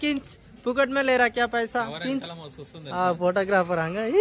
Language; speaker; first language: Hindi; non-native, local second language; Telugu